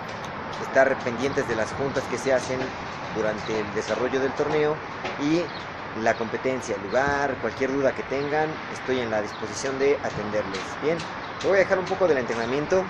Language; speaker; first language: Spanish; native; Spanish